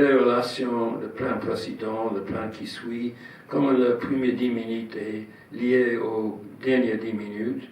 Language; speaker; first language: French; non-native, fluent; English